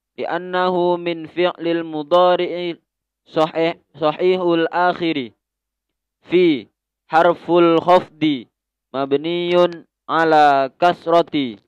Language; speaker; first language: Arabic; non-native, learner; Indonesian